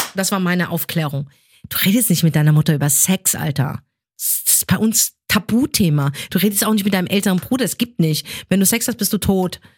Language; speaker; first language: German; early bilingual, other home language; Arabic